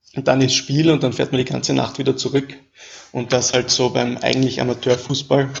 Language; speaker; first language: German; native; German